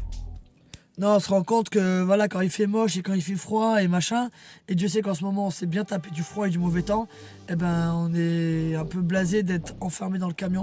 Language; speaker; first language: French; native; French